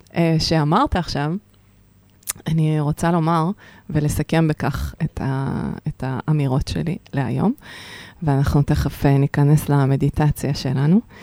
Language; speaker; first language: Hebrew; early bilingual, other home language; Russian